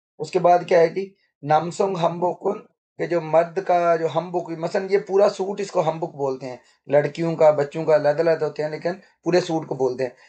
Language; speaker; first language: Urdu; non-native, local second language; Punjabi